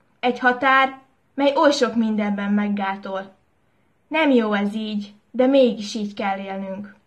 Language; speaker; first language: Hungarian; native; Hungarian